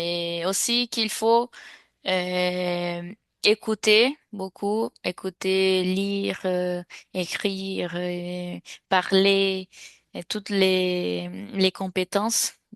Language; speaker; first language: French; non-native, fluent; Portuguese